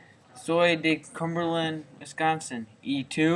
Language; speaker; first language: Spanish; non-native, learner; English